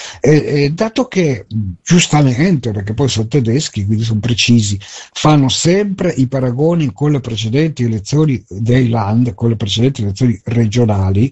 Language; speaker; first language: Italian; native; Italian